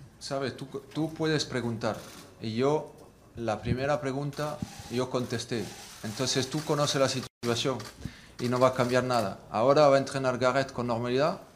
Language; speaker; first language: Spanish; non-native, fluent; French